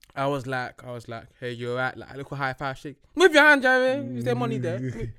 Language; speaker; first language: English; early bilingual, other home language; Yoruba